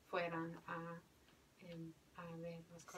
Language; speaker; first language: Spanish; non-native, fluent; English